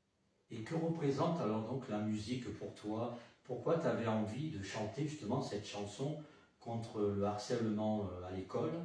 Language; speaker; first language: French; native; French